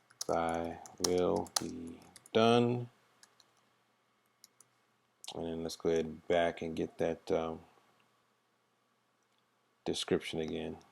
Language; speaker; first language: English; native; English